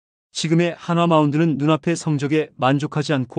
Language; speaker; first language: Korean; native; Korean